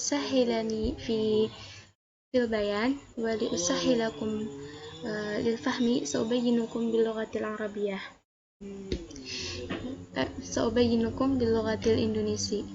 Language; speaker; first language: Arabic; non-native, learner; Indonesian